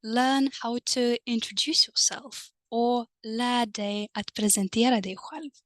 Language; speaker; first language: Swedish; non-native, fluent; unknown